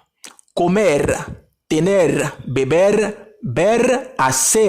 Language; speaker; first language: Spanish; non-native, fluent; Haitian Creole